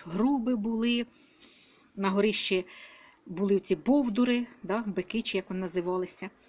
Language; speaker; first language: Ukrainian; native; Ukrainian